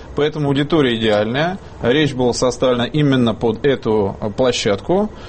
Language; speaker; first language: Russian; native; Russian